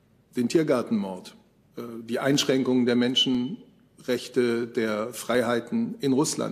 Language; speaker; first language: German; native; German